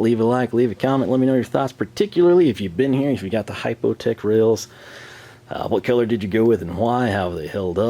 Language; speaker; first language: English; native; English